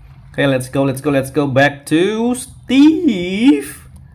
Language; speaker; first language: English; non-native, learner; Indonesian